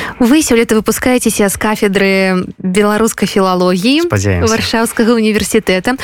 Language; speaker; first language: Belarusian; native; Belarusian